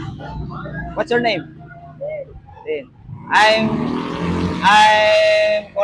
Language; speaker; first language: English; non-native, learner; Korean